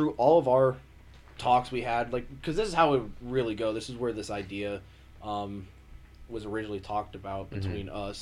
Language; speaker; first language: English; native; English